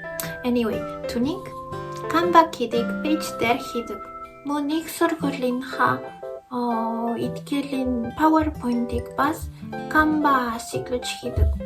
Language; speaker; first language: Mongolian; non-native, learner; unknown